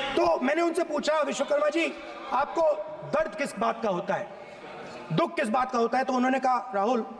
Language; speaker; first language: Hindi; native; Hindi